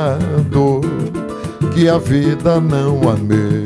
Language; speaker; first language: Portuguese; native; Portuguese